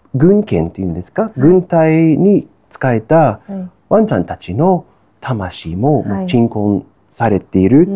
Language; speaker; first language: Japanese; non-native, fluent; English